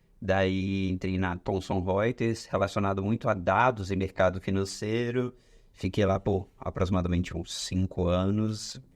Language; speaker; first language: Portuguese; native; Portuguese